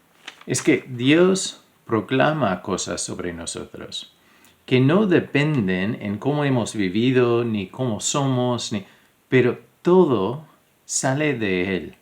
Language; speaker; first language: Spanish; non-native, fluent; English